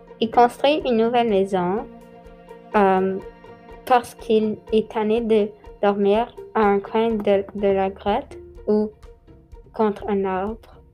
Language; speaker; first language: French; non-native, local second language; English